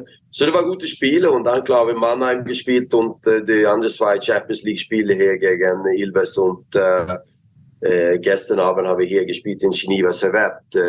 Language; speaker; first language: German; non-native, learner; Swedish